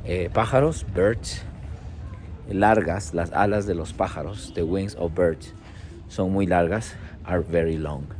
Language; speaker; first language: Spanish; early bilingual, heritage; Spanish